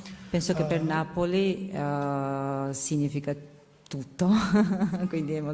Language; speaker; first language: Italian; non-native, learner; Georgian